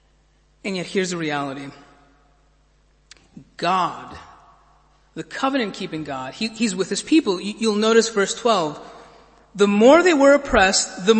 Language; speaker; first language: English; native; English